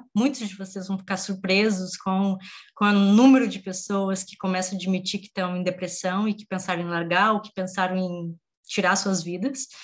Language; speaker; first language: Portuguese; native; Portuguese